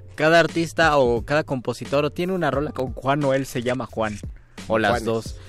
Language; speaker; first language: Spanish; native; Spanish